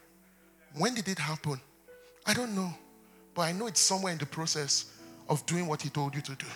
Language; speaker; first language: English; non-native, local second language; Yoruba